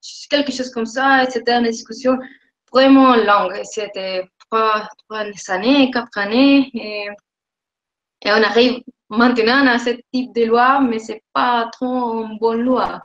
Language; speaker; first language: French; non-native, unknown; Spanish